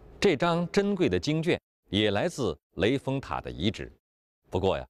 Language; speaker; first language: Chinese; native; Chinese